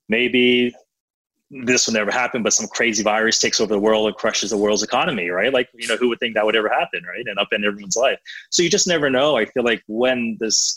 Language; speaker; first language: English; native; English